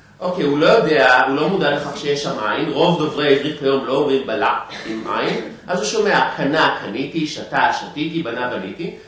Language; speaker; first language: Hebrew; native; Hebrew